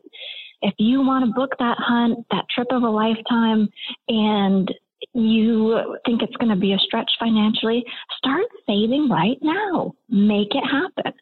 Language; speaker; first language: English; native; English